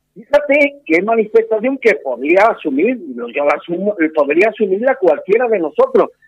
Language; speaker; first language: Spanish; native; Spanish